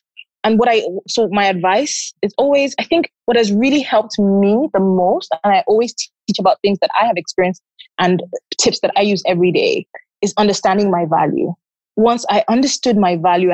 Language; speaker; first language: English; non-native, local second language; Yoruba